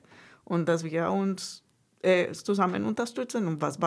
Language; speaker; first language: German; non-native, fluent; Spanish